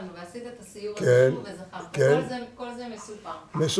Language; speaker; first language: Hebrew; native; Hebrew